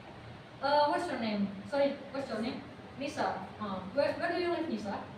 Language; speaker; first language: English; non-native, fluent; Indonesian